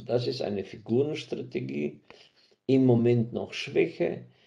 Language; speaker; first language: German; non-native, fluent; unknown